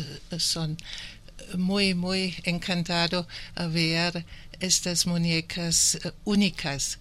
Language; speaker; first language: Spanish; non-native, learner; German